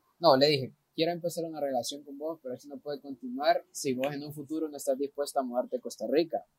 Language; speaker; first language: Spanish; native; Spanish